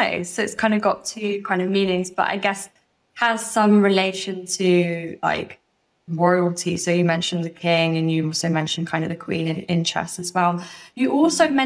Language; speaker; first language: English; native; English